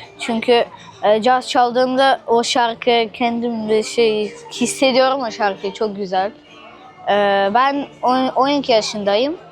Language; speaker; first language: Turkish; early bilingual, other home language; Russian